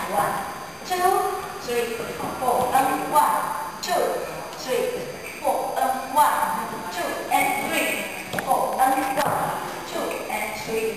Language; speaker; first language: English; non-native, learner; Chinese